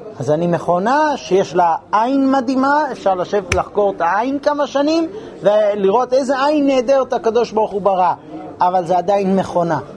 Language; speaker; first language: Hebrew; non-native, fluent; English